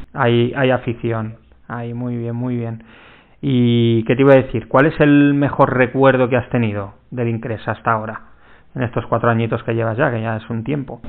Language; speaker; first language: Spanish; native; Spanish